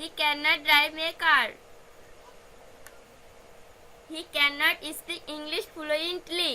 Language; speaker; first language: English; non-native, fluent; Bangla